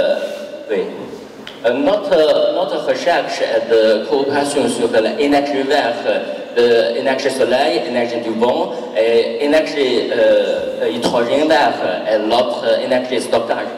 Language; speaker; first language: French; non-native, learner; Chinese